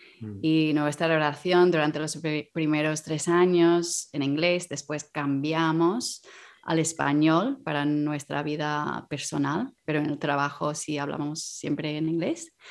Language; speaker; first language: Spanish; non-native, fluent; English